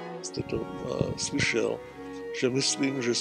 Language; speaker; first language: Czech; early bilingual, heritage; English